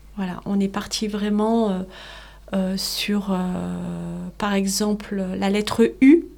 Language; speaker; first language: French; native; French